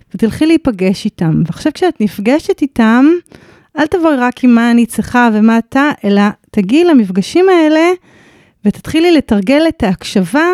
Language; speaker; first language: Hebrew; native; Hebrew